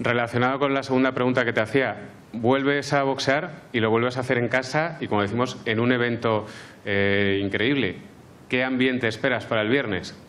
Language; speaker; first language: Spanish; native; Spanish